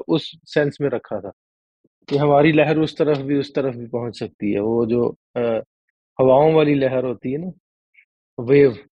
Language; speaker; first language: Urdu; non-native, local second language; Punjabi